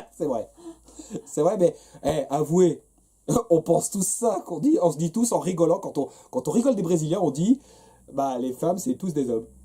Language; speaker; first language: French; native; French